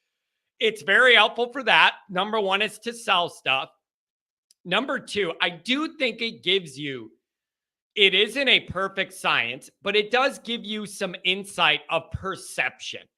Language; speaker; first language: English; native; English